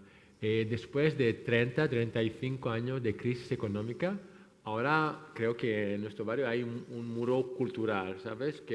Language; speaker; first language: Spanish; non-native, fluent; French